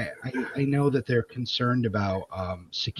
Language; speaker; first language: English; native; English